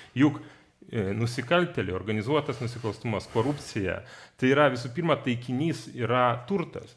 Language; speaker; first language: Lithuanian; non-native, fluent; Georgian